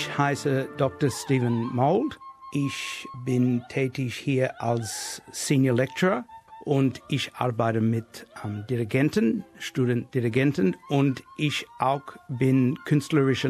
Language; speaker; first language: German; non-native, fluent; English